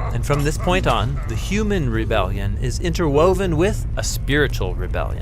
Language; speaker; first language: English; native; English